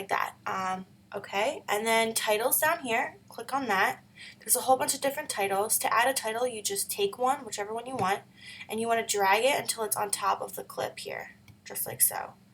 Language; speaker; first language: English; native; English